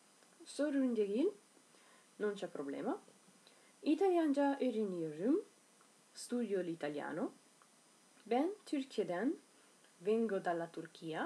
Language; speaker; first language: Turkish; non-native, learner; Italian